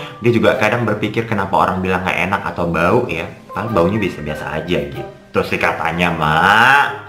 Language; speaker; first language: Indonesian; native; Indonesian